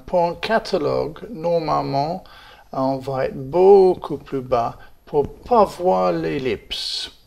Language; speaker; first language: French; non-native, fluent; English